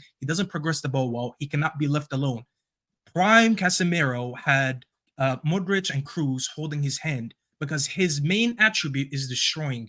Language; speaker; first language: English; native; English